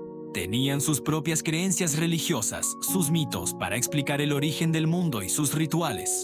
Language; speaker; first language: Spanish; native; Spanish